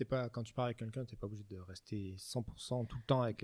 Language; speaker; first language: French; native; French